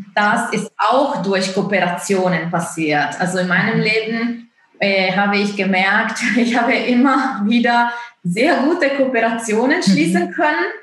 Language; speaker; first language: German; non-native, fluent; Italian